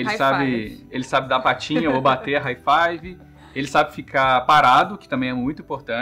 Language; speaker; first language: Portuguese; native; Portuguese